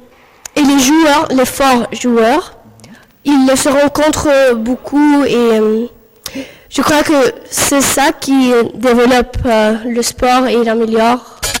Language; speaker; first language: French; non-native, fluent; Arabic